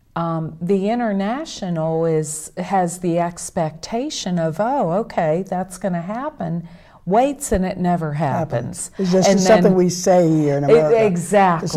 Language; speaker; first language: English; native; English